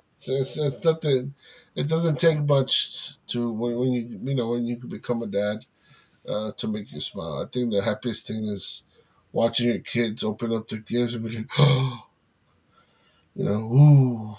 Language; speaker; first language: English; early bilingual, other home language; Spanish